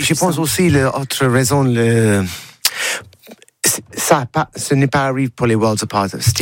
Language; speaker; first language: French; non-native, learner; English